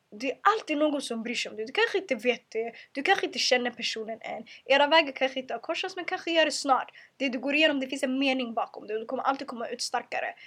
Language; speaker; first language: Swedish; early bilingual, other home language; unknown